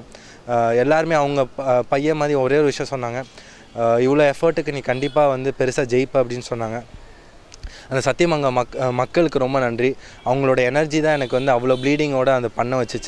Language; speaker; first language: Tamil; native; Tamil